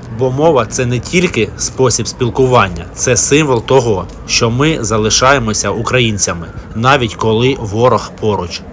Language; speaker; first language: Ukrainian; non-native, local second language; Russian